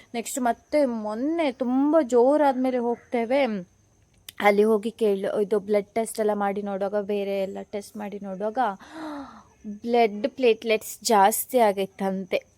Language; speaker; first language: Kannada; non-native, local second language; Tulu